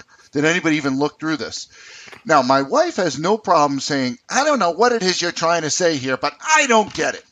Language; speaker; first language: English; native; English